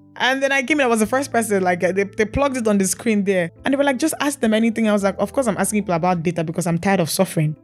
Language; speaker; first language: English; non-native, local second language; Igbo